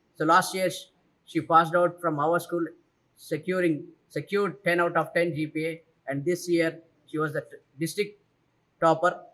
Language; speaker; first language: English; non-native, local second language; Telugu